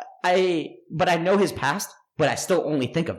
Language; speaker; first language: English; native; English